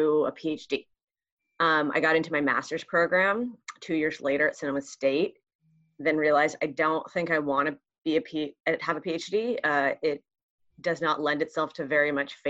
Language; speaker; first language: English; early bilingual, other home language; Spanish